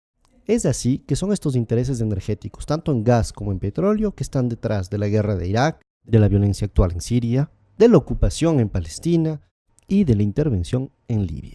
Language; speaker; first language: Spanish; native; Spanish